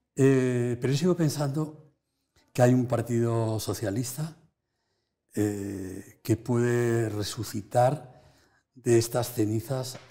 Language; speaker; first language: Spanish; native; Spanish